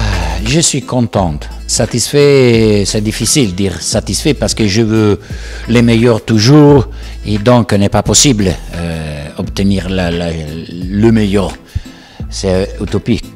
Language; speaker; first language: French; non-native, learner; Italian